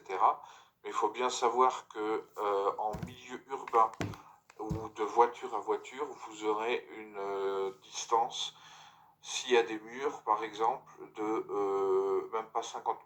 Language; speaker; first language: French; native; French